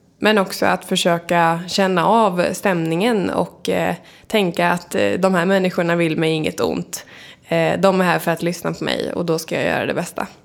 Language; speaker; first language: Swedish; native; Swedish